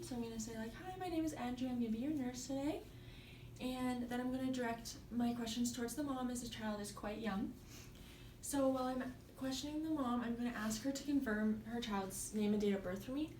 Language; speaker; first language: English; native; English